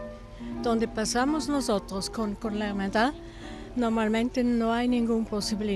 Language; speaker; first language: Spanish; non-native, fluent; German